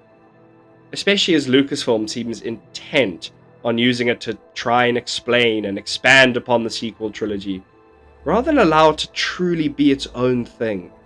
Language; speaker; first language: English; native; English